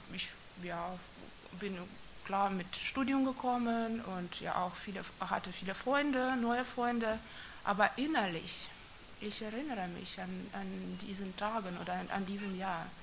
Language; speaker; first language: German; non-native, fluent; Russian